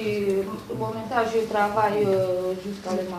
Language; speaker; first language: French; non-native, learner; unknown